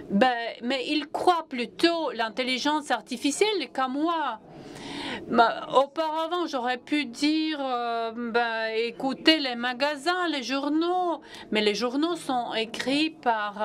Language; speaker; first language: French; non-native, fluent; Latvian